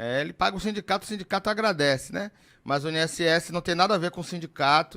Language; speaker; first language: Portuguese; native; Portuguese